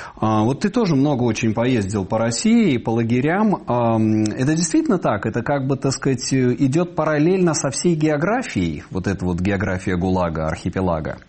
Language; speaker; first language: Russian; native; Russian